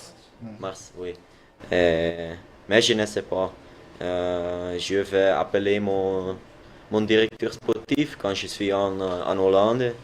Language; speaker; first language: French; non-native, learner; Dutch